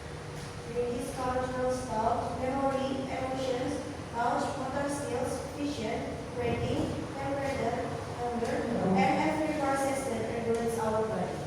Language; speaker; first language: English; non-native, learner; Indonesian